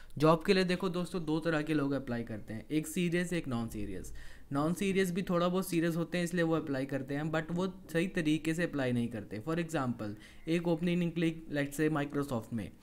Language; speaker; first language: Hindi; native; Hindi